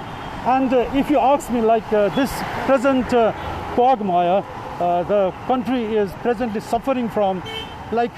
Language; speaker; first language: English; non-native, local second language; Nepali